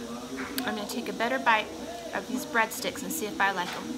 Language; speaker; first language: English; native; English